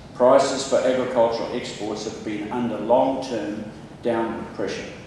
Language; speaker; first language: English; native; English